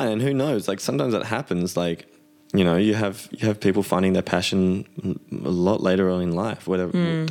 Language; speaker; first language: English; native; English